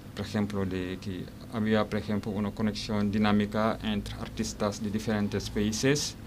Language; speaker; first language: Spanish; non-native, learner; Wolof